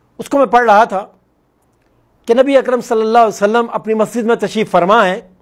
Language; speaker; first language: Urdu; non-native, local second language; Northern Hindko